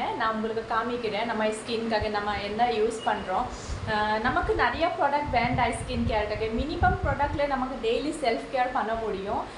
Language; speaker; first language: Tamil; non-native, fluent; Assamese